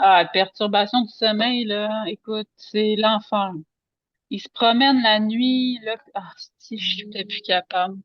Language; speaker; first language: French; native; French